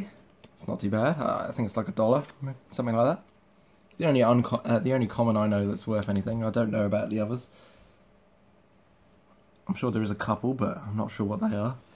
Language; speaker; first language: English; native; English